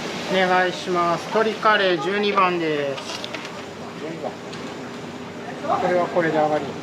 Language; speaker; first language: Japanese; native; Japanese